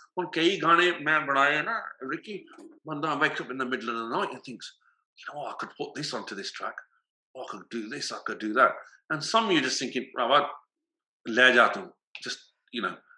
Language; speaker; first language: English; early bilingual, other home language; Punjabi